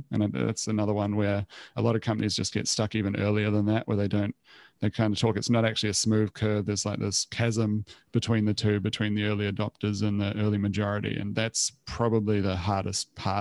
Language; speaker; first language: English; native; English